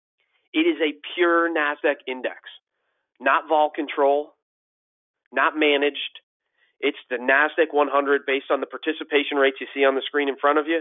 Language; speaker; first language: English; native; English